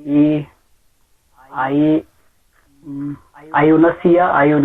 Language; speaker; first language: Spanish; non-native, learner; English